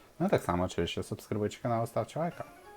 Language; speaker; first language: Polish; non-native, fluent; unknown